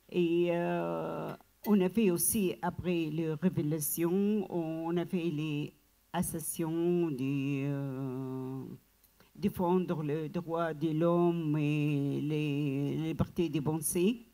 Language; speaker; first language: French; non-native, learner; Arabic